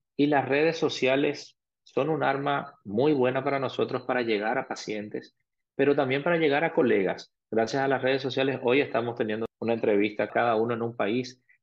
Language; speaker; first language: Spanish; early bilingual, other home language; Arabic